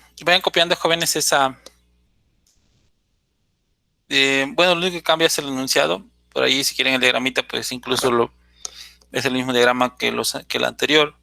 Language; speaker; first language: Spanish; native; Spanish